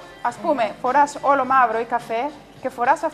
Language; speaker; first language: Greek; non-native, fluent; Spanish